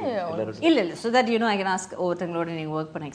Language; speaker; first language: Tamil; native; Tamil